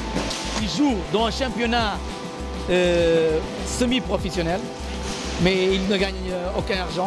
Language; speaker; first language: French; non-native, learner; Portuguese